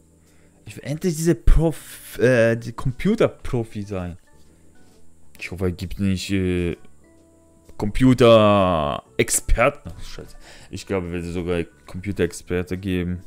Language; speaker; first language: German; non-native, learner; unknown